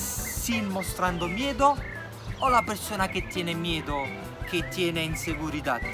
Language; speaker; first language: Spanish; non-native, fluent; Italian